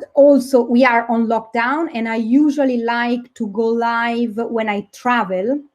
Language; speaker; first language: English; non-native, fluent; Italian